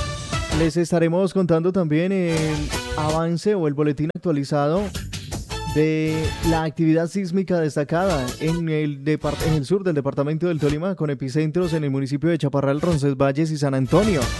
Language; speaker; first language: Spanish; native; Spanish